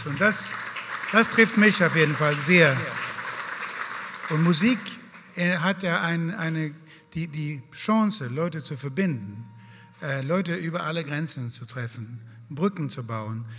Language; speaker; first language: German; non-native, fluent; Swedish